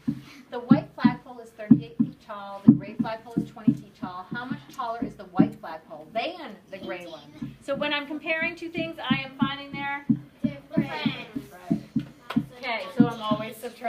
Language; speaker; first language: English; native; English